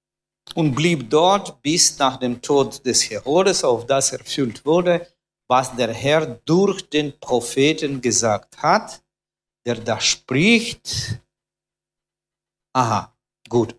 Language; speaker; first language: German; non-native, fluent; Russian